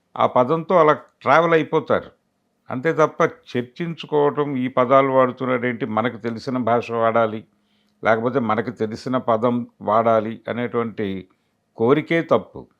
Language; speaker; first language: Telugu; native; Telugu